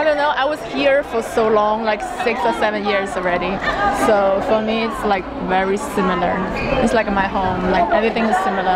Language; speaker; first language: English; non-native, fluent; Cantonese